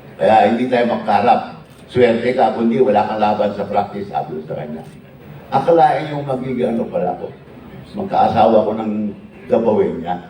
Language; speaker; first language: Filipino; non-native, local second language; Iloko